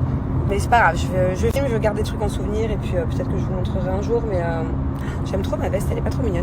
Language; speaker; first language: French; native; French